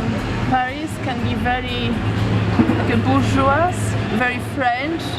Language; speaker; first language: English; non-native, learner; Polish